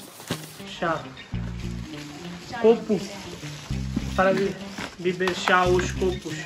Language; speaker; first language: Portuguese; non-native, learner; Hindi